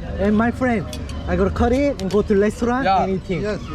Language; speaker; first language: English; non-native, learner; Korean